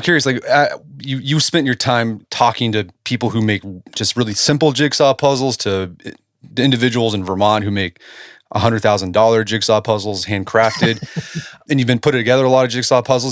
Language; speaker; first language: English; native; English